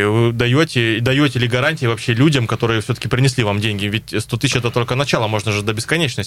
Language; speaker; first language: Russian; native; Russian